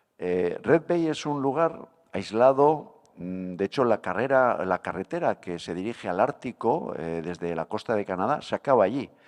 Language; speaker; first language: Spanish; native; Spanish